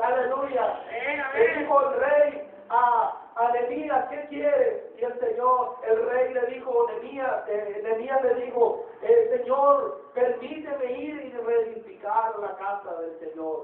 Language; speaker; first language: Spanish; native; Spanish